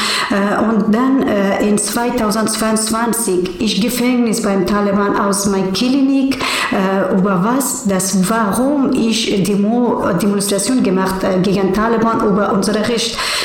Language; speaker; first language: German; non-native, learner; Persian